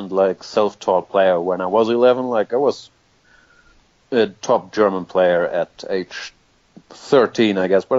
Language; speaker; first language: English; non-native, fluent; German